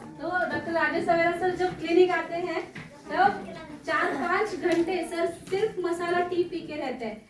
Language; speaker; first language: Hindi; non-native, local second language; Marathi